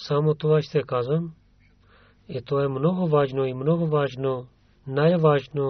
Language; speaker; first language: Bulgarian; non-native, learner; Urdu